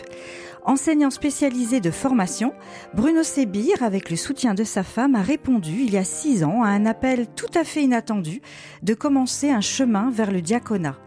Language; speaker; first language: French; native; French